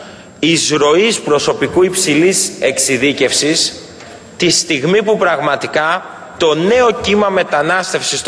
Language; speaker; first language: Greek; native; Greek